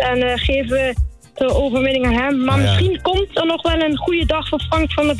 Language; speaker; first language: Dutch; native; Dutch